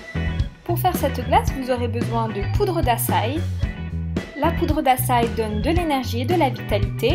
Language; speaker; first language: French; native; French